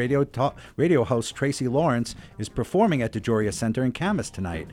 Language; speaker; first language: English; native; English